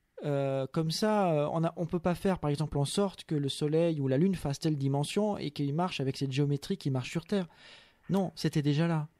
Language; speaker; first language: French; native; French